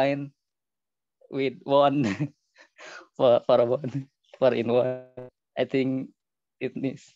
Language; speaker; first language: English; non-native, learner; Indonesian